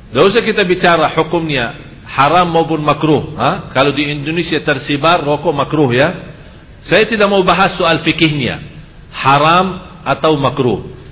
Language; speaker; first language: Indonesian; non-native, fluent; Arabic